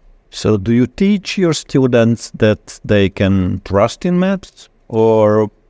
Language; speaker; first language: English; non-native, fluent; Hungarian